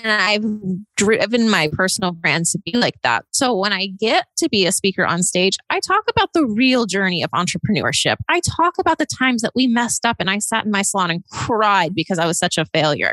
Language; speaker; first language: English; native; English